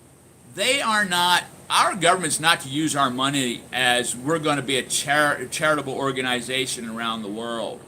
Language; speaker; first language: English; native; English